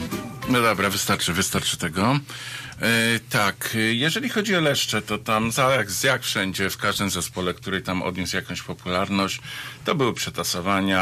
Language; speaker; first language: Polish; native; Polish